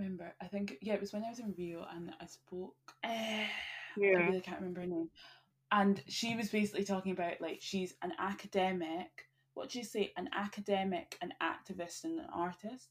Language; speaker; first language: English; native; English